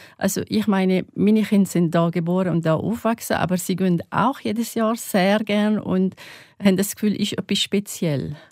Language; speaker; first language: German; non-native, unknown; Arabic